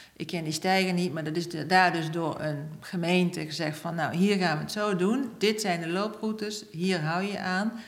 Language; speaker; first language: Dutch; native; Dutch